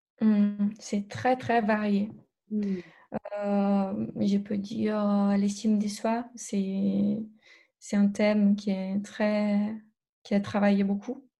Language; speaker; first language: French; non-native, fluent; Portuguese